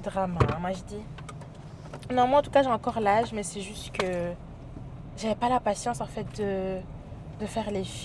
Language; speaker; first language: French; native; French